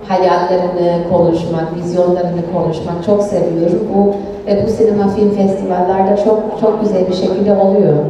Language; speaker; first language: Turkish; non-native, fluent; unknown